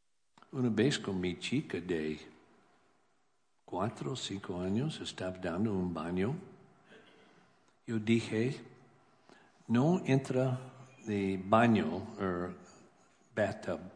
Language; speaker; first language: Spanish; non-native, learner; English